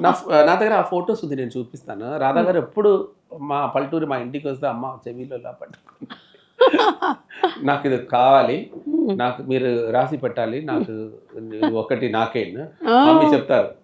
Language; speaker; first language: Telugu; non-native, local second language; Tamil